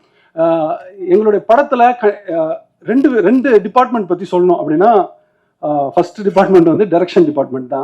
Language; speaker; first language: Tamil; native; Tamil